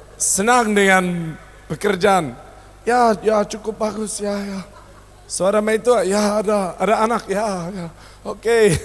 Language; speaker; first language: Indonesian; non-native, local second language; English